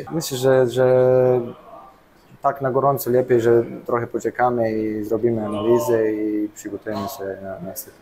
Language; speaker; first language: Polish; non-native, fluent; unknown